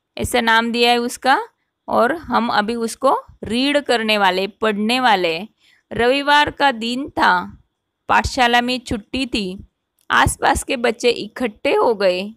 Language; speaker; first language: Hindi; non-native, local second language; Marathi